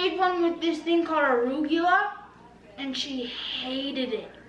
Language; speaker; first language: English; native; English